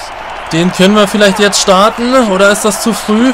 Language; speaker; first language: German; native; German